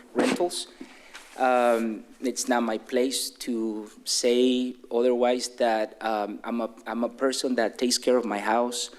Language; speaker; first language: English; non-native, fluent; Spanish